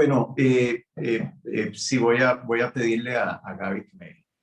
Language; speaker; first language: Spanish; native; Spanish